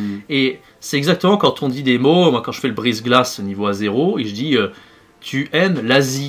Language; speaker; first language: French; native; French